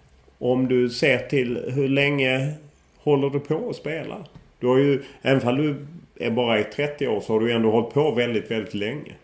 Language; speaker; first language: Swedish; native; Swedish